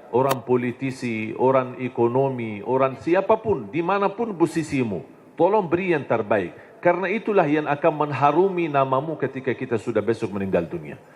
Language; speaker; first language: Indonesian; non-native, fluent; Arabic